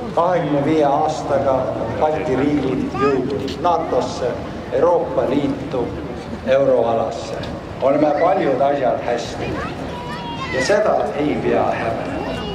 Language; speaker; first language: Estonian; early bilingual, heritage; Estonian